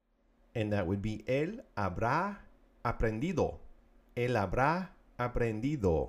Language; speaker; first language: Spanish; non-native, fluent; English